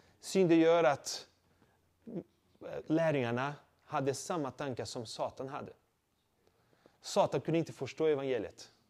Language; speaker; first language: Swedish; non-native, fluent; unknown